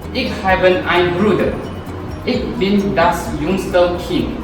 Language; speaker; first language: German; non-native, learner; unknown